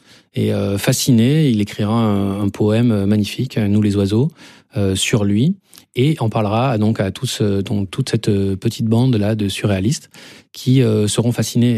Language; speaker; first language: French; native; French